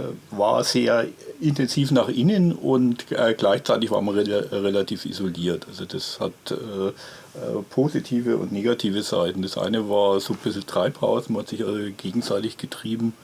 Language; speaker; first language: German; native; German